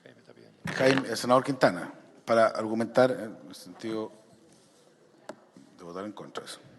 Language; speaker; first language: Spanish; native; Spanish